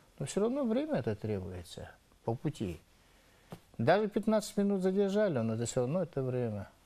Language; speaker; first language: Russian; non-native, local second language; Yakut